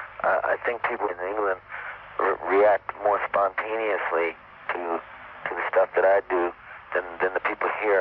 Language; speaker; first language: English; native; English